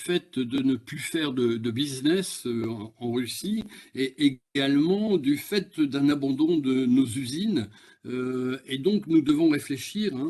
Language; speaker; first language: French; native; French